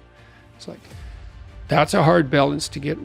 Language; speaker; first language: English; native; English